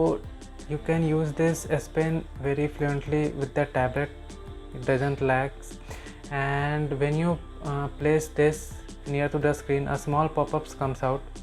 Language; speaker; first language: English; non-native, local second language; Hindi